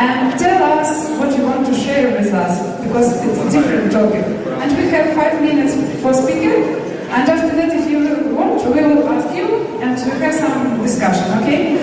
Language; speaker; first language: English; non-native, fluent; Ukrainian